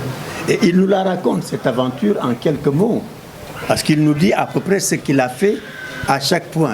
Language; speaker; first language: French; non-native, local second language; Wolof